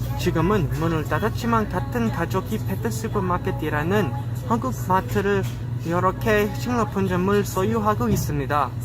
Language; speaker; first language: Korean; early bilingual, heritage; English